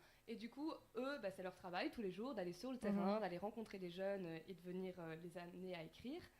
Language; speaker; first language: French; native; French